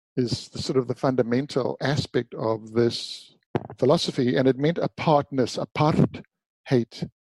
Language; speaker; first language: English; native; English